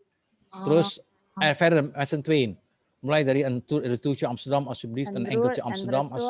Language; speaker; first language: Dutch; non-native, fluent; Indonesian